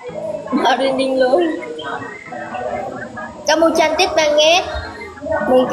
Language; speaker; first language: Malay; non-native, learner; Vietnamese